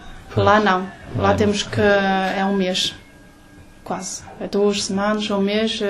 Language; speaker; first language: Portuguese; early bilingual, heritage; Portuguese